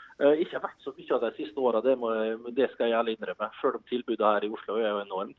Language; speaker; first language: Norwegian; early bilingual, other home language; Dutch